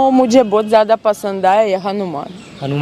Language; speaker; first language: Hindi; non-native, learner; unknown